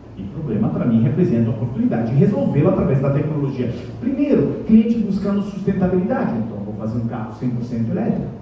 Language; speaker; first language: Portuguese; non-native, fluent; Italian